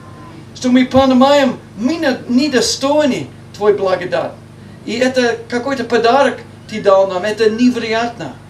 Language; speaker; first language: Russian; non-native, learner; English